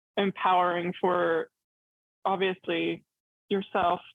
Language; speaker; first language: English; early bilingual, other home language; Arabic